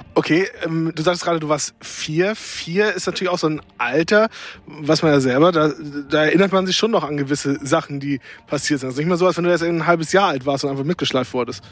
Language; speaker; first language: German; native; German